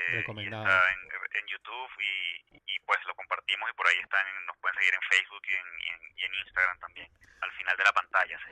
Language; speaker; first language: Spanish; native; Spanish